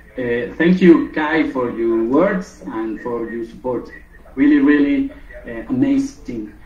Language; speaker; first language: English; non-native, learner; Spanish